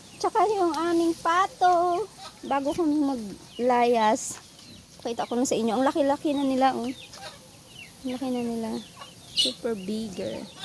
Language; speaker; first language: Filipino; non-native, local second language; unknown